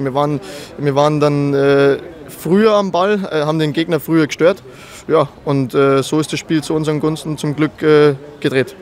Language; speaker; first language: German; native; German